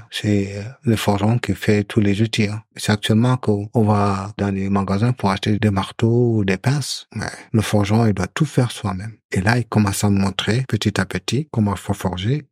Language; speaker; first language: French; non-native, local second language; Soninke